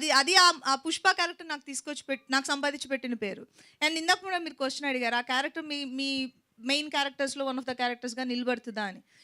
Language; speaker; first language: Telugu; native; Telugu